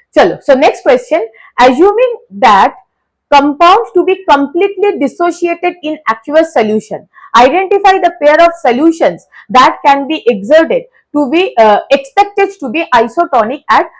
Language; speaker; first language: English; non-native, local second language; Bangla